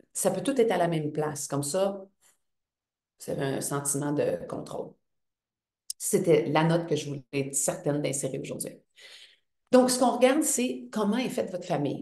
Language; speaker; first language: French; native; French